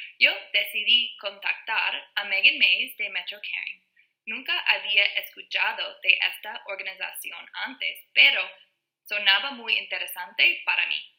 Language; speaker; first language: Spanish; non-native, learner; English